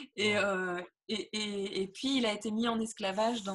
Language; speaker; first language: French; native; French